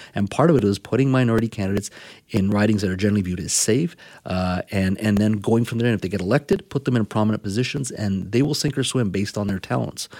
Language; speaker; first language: English; native; English